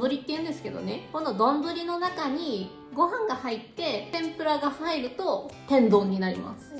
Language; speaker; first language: Japanese; native; Japanese